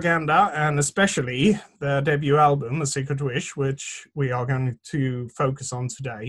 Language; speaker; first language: English; non-native, fluent; Swedish